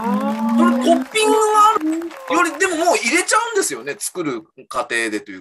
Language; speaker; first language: Japanese; native; Japanese